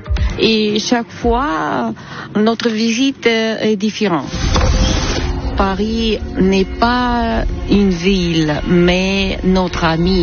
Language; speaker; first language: French; non-native, learner; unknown